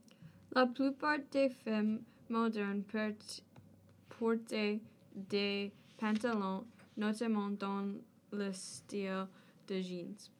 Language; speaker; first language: French; non-native, learner; English